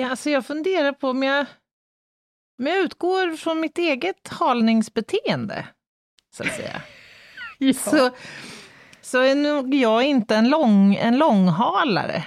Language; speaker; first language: Swedish; native; Swedish